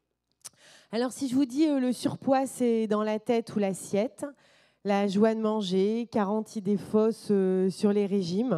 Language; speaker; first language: French; native; French